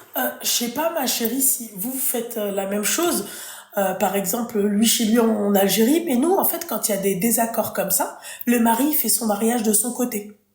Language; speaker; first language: French; early bilingual, other home language; Arabic